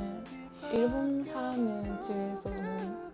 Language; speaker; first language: Korean; non-native, learner; Japanese